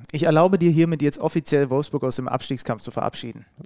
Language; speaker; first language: German; non-native, fluent; Danish